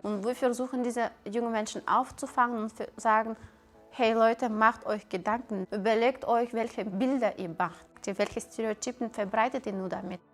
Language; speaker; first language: German; non-native, fluent; Kyrgyz